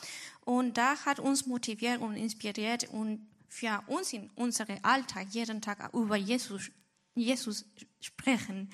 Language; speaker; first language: German; non-native, learner; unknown